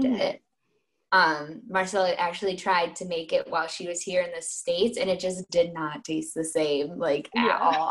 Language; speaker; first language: English; native; English